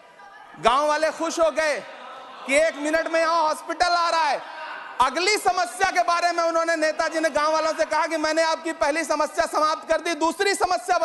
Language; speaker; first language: Hindi; native; Hindi